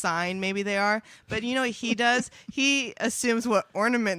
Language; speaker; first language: English; native; English